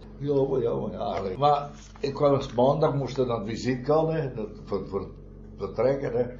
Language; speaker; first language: Dutch; non-native, fluent; Italian